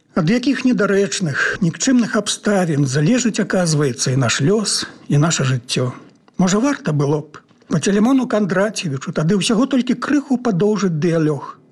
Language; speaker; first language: Belarusian; native; Belarusian